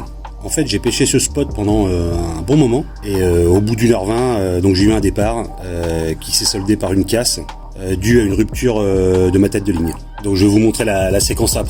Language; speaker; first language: French; native; French